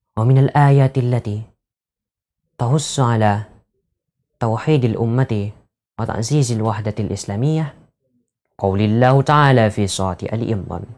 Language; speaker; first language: Arabic; non-native, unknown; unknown